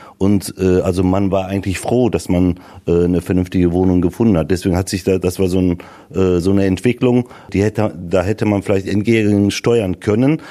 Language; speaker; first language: German; early bilingual, other home language; Turkish